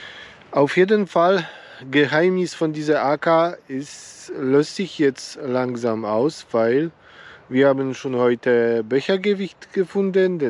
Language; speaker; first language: German; non-native, learner; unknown